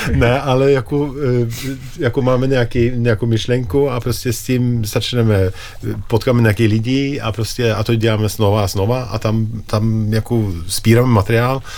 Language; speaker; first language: Czech; non-native, fluent; Norwegian